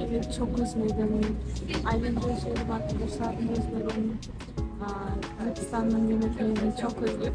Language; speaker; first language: Turkish; non-native, fluent; Kazakh